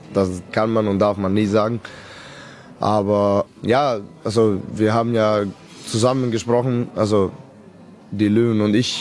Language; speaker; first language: German; non-native, fluent; Serbian